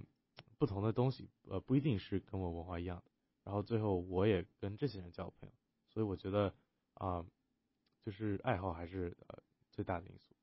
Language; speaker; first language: Chinese; early bilingual, heritage; Chinese